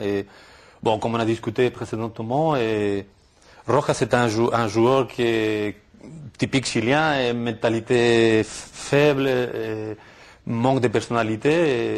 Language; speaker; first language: French; non-native, fluent; Spanish